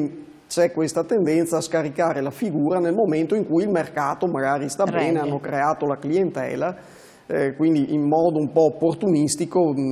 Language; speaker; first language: Italian; native; Italian